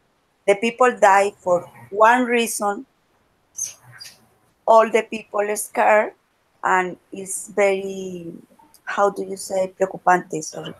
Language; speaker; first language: English; non-native, learner; Spanish